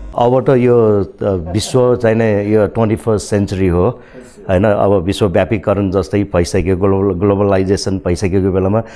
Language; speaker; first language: Nepali; non-native, local second language; Newari